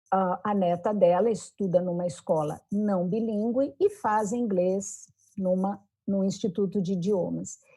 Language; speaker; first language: Portuguese; native; Portuguese